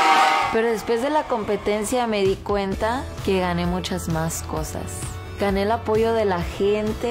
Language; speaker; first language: Spanish; early bilingual, heritage; Spanish